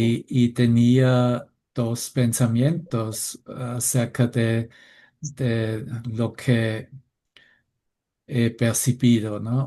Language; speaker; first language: Spanish; non-native, fluent; German